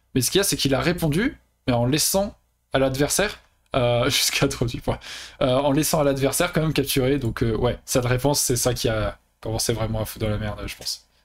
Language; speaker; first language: French; native; French